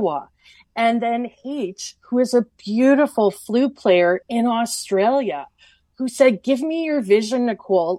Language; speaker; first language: English; native; English